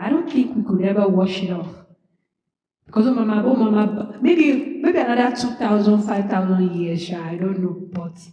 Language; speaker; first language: English; non-native, local second language; Yoruba